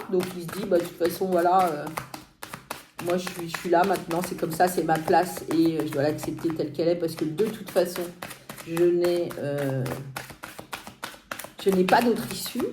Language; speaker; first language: French; native; French